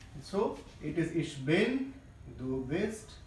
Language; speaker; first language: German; non-native, fluent; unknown